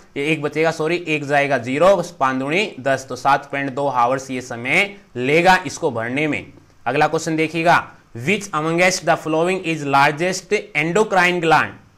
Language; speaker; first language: Hindi; native; Hindi